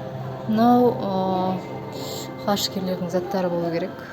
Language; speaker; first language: Kazakh; native; Kazakh